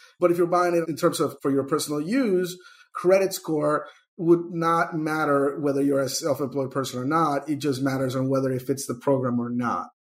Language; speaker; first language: English; early bilingual, other home language; Spanish